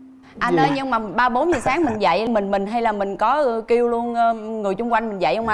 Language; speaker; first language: Vietnamese; native; Vietnamese